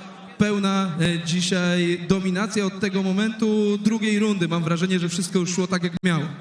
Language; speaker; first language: Polish; native; Polish